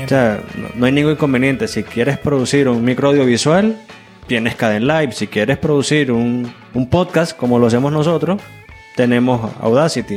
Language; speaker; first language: Spanish; native; Spanish